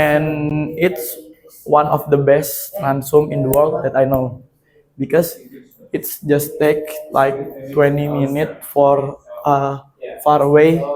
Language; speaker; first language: English; non-native, learner; Indonesian